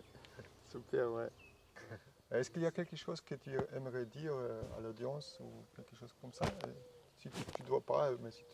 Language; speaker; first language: French; non-native, fluent; German